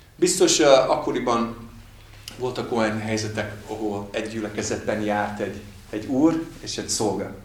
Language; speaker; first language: Hungarian; non-native, fluent; English